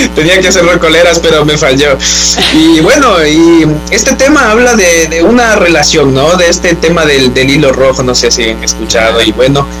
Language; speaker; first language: Spanish; native; Spanish